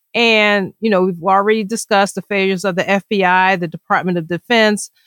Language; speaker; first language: English; native; English